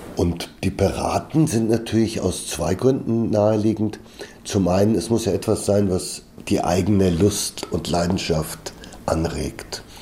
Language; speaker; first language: German; early bilingual, other home language; Bulgarian